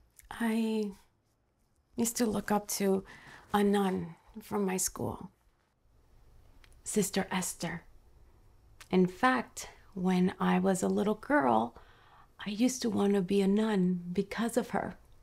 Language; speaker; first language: English; native; English